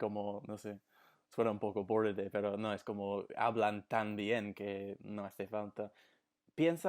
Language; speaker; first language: Spanish; non-native, fluent; English